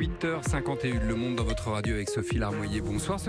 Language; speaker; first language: French; native; French